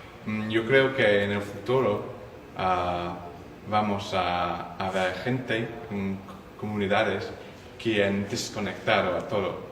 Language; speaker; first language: Spanish; non-native, learner; English